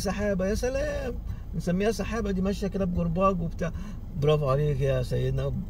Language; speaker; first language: Arabic; native; Arabic